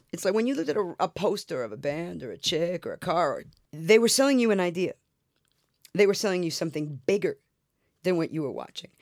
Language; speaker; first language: English; native; English